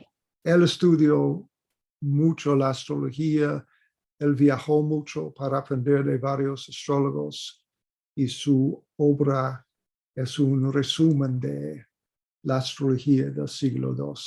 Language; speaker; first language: Spanish; non-native, fluent; English